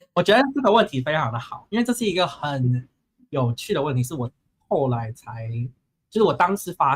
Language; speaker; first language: Chinese; native; Chinese